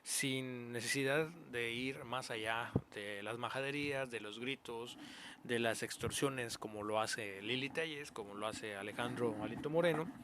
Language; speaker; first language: Spanish; native; Spanish